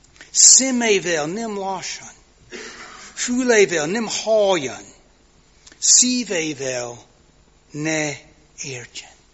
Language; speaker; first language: Hungarian; non-native, fluent; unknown